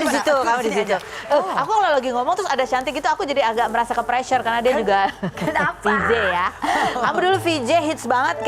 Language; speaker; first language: Indonesian; native; Indonesian